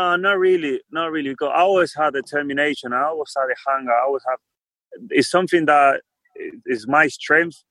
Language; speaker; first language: English; non-native, fluent; Spanish